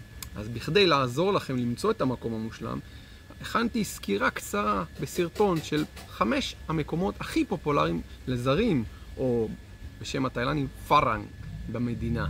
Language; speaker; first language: Hebrew; native; Hebrew